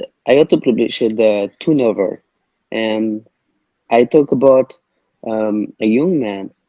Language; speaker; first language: English; non-native, learner; French